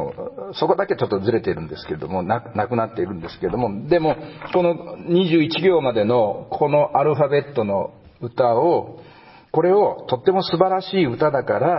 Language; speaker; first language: Japanese; native; Japanese